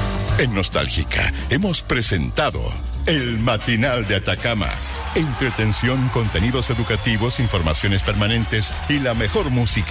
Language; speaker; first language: Spanish; native; Spanish